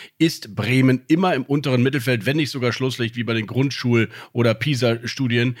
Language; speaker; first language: German; native; German